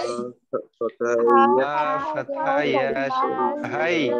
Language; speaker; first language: Arabic; non-native, learner; Bangla